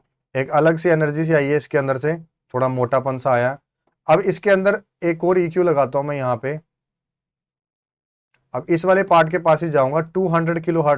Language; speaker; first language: Hindi; native; Hindi